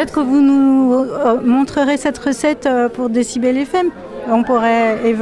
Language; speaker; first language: French; native; French